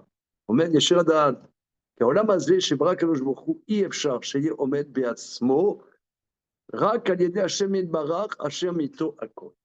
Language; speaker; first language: Hebrew; non-native, fluent; French